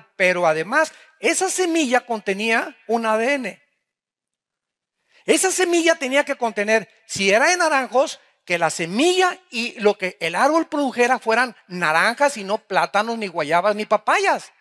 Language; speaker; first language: Spanish; native; Spanish